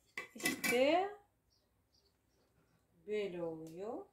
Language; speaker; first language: Turkish; non-native, fluent; Russian